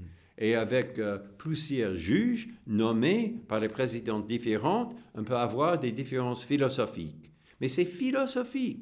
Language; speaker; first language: French; non-native, fluent; English